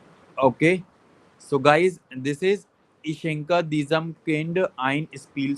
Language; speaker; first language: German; non-native, fluent; Hindi